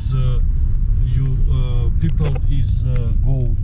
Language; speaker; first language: English; non-native, learner; Serbian